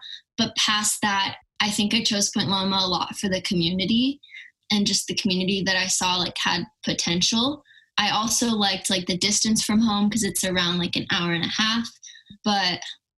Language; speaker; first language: English; native; English